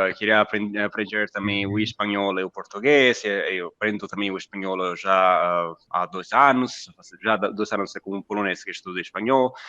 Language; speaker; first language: Portuguese; non-native, fluent; Italian